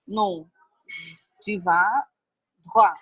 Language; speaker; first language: French; non-native, learner; Portuguese